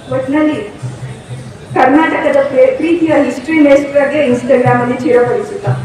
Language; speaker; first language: Kannada; native; Kannada